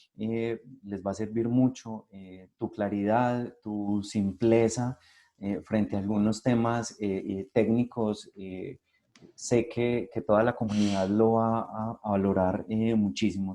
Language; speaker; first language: Spanish; native; Spanish